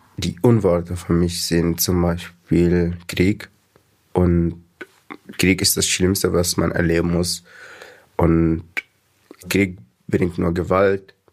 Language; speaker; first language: German; non-native, fluent; Arabic